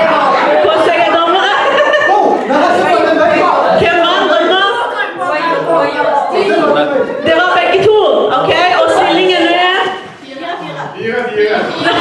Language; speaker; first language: Norwegian; non-native, fluent; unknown